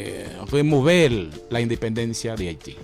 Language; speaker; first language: Spanish; non-native, fluent; Haitian Creole